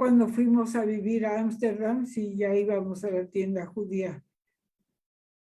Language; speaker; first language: Spanish; early bilingual, other home language; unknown